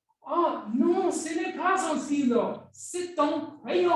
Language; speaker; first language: French; non-native, fluent; English